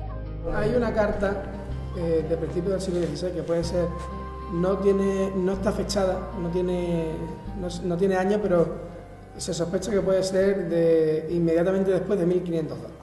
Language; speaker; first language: Spanish; native; Spanish